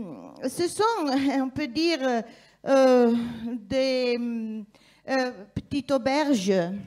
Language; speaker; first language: French; non-native, fluent; Italian